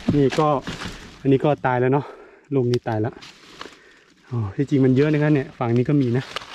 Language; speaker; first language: Thai; non-native, local second language; S'gaw Karen